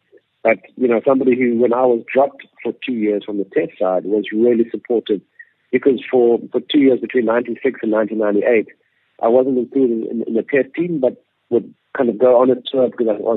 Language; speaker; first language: English; native; English